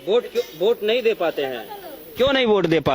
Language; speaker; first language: Hindi; native; Hindi